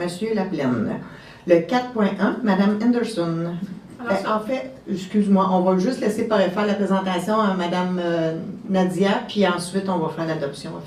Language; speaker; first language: French; native; French